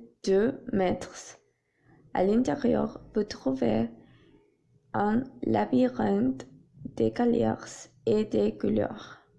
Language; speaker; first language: French; non-native, learner; Spanish